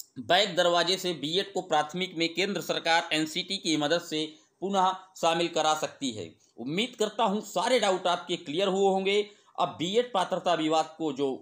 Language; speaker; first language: Hindi; native; Hindi